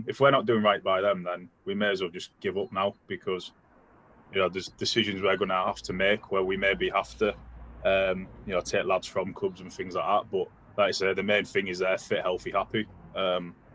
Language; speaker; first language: English; native; English